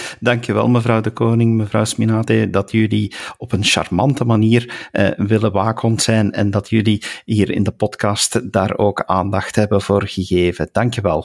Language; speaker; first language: Dutch; native; Dutch